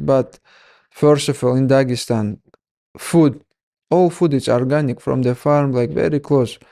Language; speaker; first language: English; non-native, learner; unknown